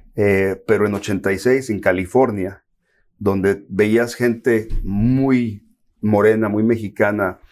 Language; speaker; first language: Spanish; native; Spanish